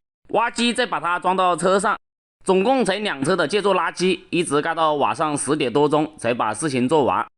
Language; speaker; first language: Chinese; native; Chinese